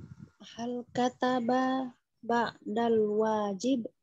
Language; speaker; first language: Arabic; non-native, learner; Indonesian